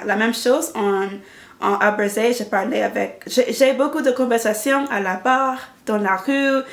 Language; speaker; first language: French; non-native, learner; English